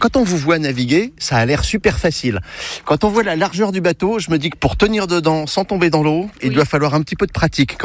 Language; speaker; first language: French; native; French